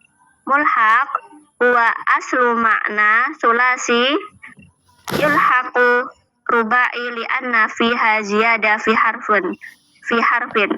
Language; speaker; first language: Arabic; non-native, fluent; Indonesian